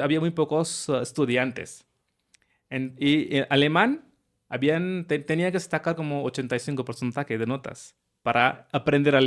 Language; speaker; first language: Spanish; non-native, learner; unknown